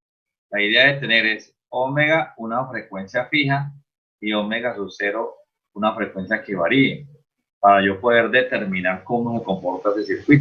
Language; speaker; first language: Spanish; native; Spanish